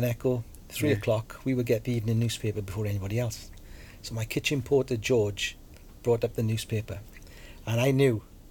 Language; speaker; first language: English; native; English